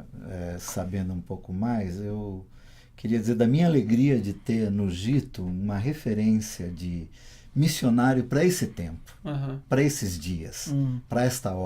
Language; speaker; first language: Portuguese; native; Portuguese